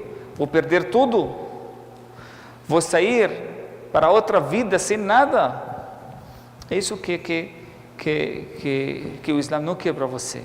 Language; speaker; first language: Portuguese; non-native, fluent; Arabic